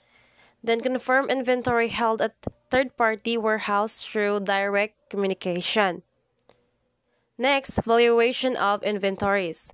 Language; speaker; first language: English; non-native, local second language; Cebuano